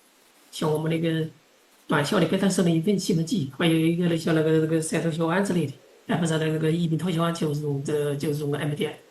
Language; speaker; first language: Chinese; non-native, local second language; Indonesian